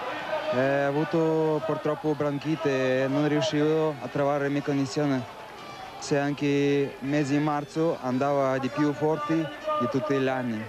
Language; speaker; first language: Italian; non-native, learner; Russian